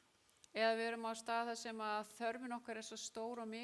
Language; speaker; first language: Icelandic; non-native, fluent; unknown